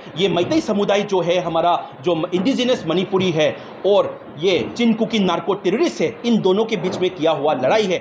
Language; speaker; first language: Hindi; non-native, local second language; Manipuri